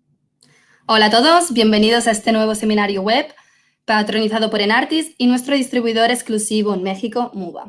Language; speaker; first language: Spanish; native; Spanish